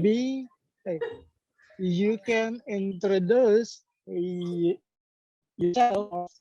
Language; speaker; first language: English; non-native, fluent; Indonesian